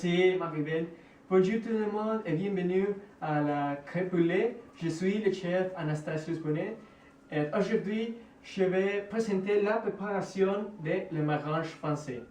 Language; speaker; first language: French; non-native, learner; Spanish